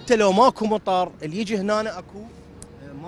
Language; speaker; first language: Arabic; native; Arabic